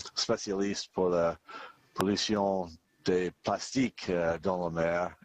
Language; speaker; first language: French; non-native, learner; English